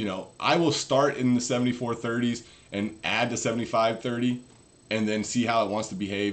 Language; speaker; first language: English; native; English